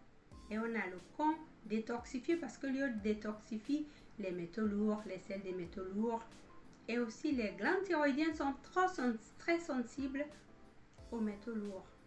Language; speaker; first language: French; non-native, fluent; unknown